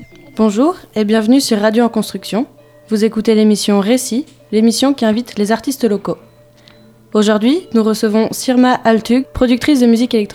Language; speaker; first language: French; native; French